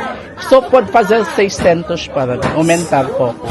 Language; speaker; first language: Portuguese; non-native, learner; Filipino